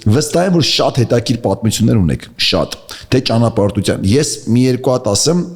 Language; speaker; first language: Armenian; native; Armenian